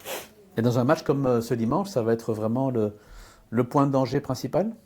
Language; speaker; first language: French; native; French